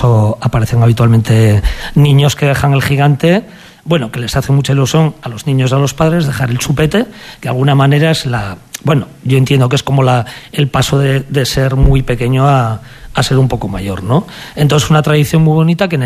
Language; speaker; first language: Spanish; native; Spanish